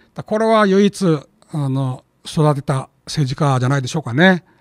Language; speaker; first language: Japanese; native; Japanese